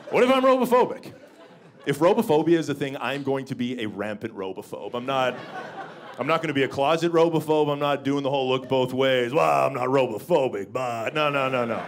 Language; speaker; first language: English; native; English